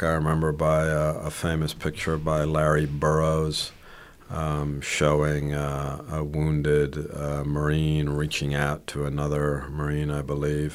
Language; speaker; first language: English; native; English